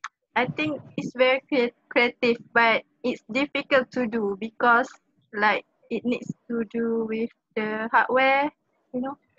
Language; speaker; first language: English; non-native, local second language; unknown